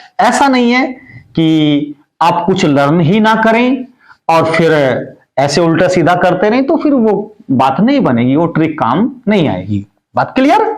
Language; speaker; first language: Hindi; native; Hindi